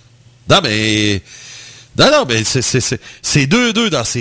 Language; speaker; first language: French; native; French